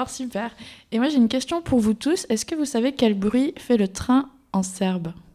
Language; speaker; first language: French; native; French